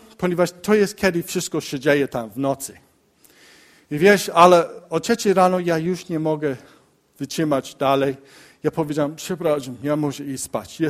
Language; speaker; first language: Polish; non-native, learner; English